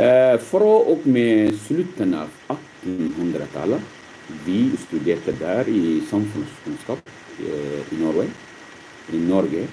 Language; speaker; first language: Norwegian; non-native, learner; Arabic